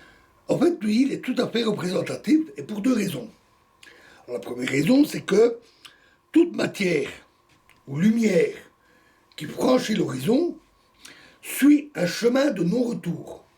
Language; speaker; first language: French; native; French